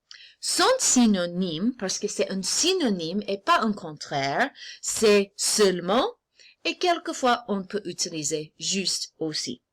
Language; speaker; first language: French; non-native, fluent; English